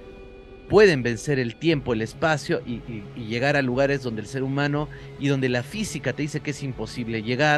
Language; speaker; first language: Spanish; native; Spanish